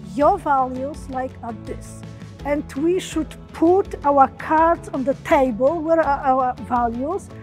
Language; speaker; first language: English; non-native, learner; Polish